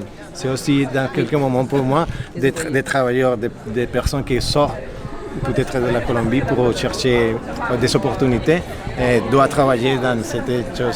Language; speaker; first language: French; non-native, fluent; Spanish